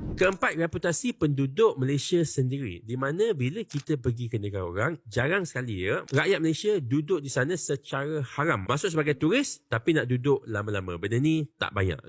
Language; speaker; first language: Malay; native; Malay